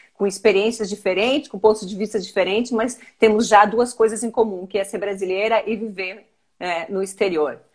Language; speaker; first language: Portuguese; native; Portuguese